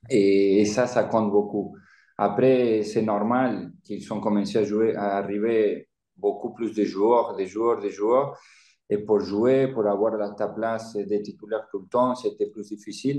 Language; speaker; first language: French; non-native, fluent; Spanish